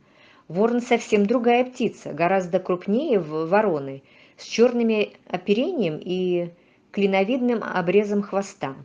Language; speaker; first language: Russian; native; Russian